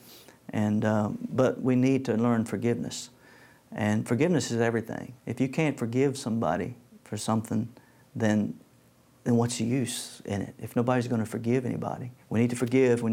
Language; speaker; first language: English; native; English